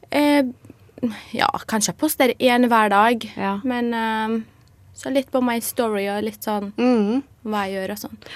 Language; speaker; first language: Norwegian; non-native, fluent; Arabic